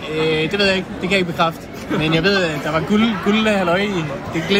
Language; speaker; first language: Danish; native; Danish